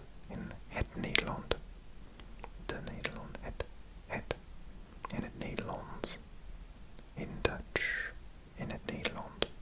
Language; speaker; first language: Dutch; non-native, learner; English